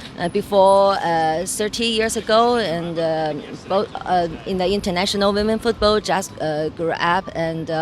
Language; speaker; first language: English; non-native, learner; Chinese